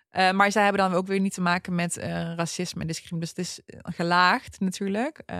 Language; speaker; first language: Dutch; early bilingual, other home language; Turkish